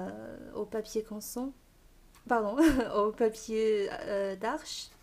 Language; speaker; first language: French; non-native, fluent; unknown